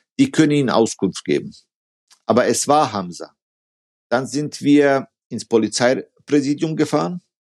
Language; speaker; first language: German; early bilingual, other home language; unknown